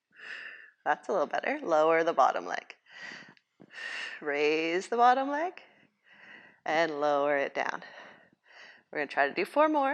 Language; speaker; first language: English; native; English